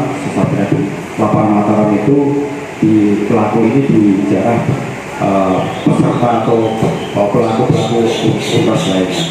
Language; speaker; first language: Indonesian; native; Indonesian